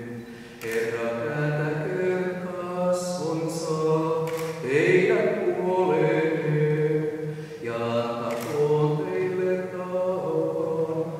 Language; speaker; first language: Finnish; native; Finnish